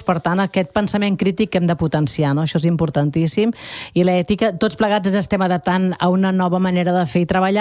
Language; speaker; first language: Catalan; native; Catalan